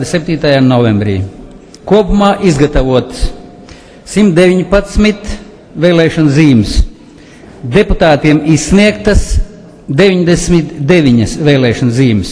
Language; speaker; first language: Latvian; native; Latvian